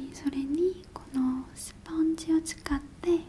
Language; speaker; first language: Japanese; non-native, learner; Korean